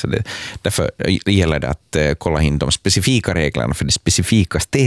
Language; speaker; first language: Swedish; native; Swedish